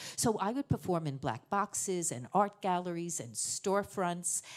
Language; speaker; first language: English; native; English